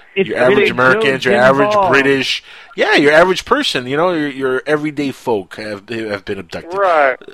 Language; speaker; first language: English; non-native, fluent; Spanish